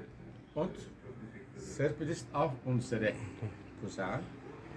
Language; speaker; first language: German; non-native, learner; Turkish